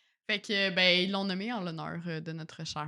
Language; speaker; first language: French; native; French